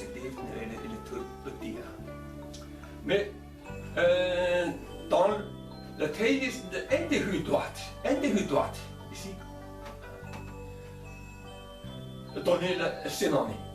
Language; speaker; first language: French; non-native, learner; Chinese